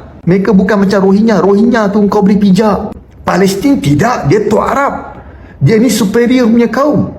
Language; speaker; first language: Malay; native; Malay